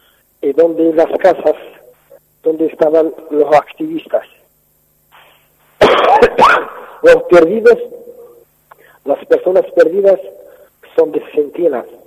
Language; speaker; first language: Spanish; non-native, fluent; Arabic